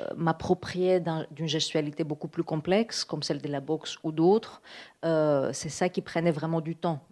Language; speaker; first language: French; non-native, fluent; Greek